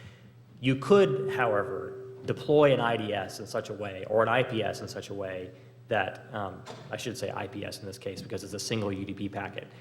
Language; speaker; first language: English; native; English